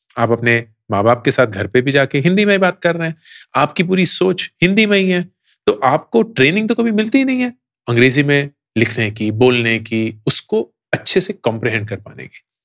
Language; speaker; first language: Hindi; native; Hindi